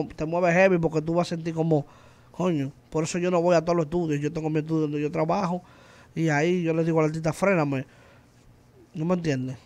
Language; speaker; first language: Spanish; native; Spanish